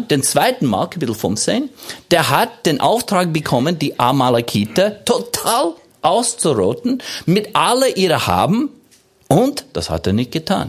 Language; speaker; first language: German; non-native, fluent; English